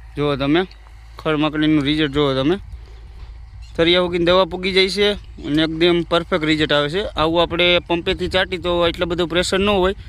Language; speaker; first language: Gujarati; native; Gujarati